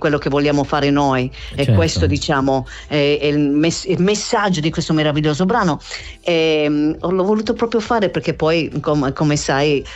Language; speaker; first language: Italian; non-native, fluent; English